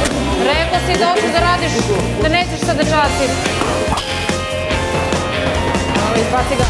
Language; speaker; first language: Serbian; native; Serbian